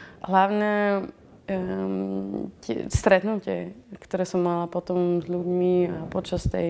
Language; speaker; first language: Slovak; non-native, fluent; Dutch